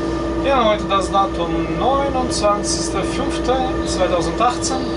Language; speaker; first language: German; non-native, fluent; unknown